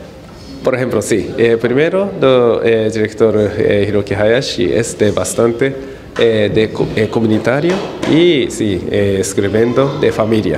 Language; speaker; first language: Spanish; non-native, learner; Japanese